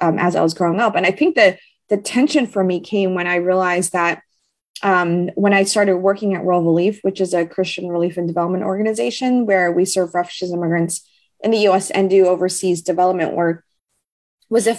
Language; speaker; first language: English; native; English